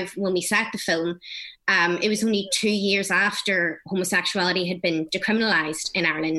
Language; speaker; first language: English; native; English